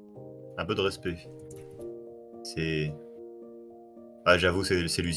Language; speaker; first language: French; native; French